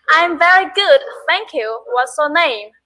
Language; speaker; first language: English; non-native, learner; Vietnamese